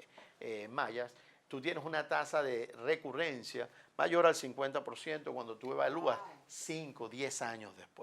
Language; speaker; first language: Spanish; native; Spanish